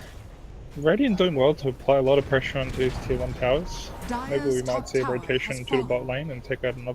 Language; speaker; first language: English; native; English